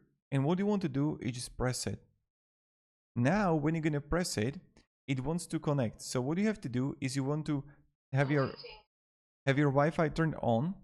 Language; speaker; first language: English; non-native, fluent; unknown